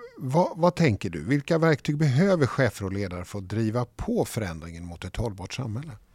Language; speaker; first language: Swedish; native; Swedish